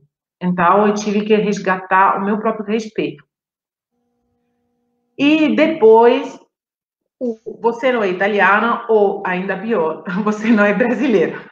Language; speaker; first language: Portuguese; non-native, fluent; Italian